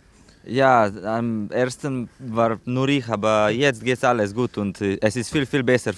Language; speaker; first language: German; non-native, learner; Slovenian